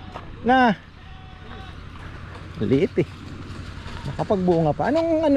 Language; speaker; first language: Filipino; native; Filipino